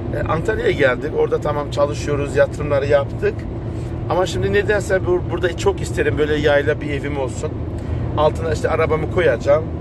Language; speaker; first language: Turkish; early bilingual, heritage; Turkish